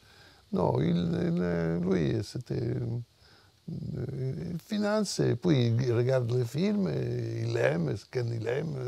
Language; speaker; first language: French; non-native, fluent; Italian